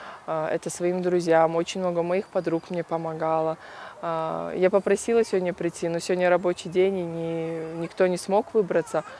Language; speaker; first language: Russian; non-native, local second language; Kyrgyz